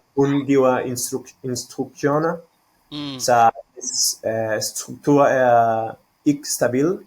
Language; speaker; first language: Danish; non-native, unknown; Catalan